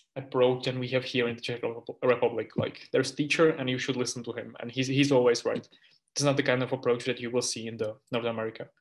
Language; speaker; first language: English; non-native, fluent; Czech